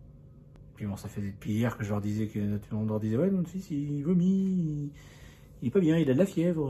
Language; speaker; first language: French; native; French